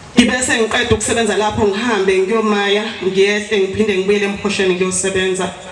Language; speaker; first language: Zulu; native; Zulu